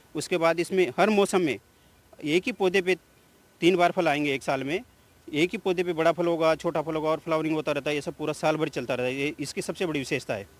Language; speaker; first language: Hindi; native; Hindi